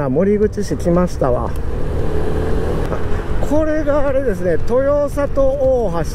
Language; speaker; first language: Japanese; native; Japanese